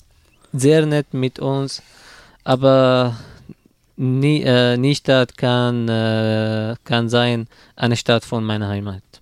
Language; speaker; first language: German; non-native, learner; Arabic